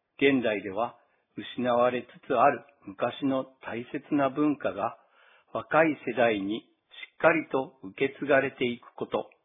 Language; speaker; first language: Japanese; native; Japanese